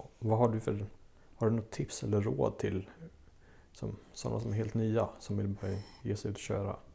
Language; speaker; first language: Swedish; native; Swedish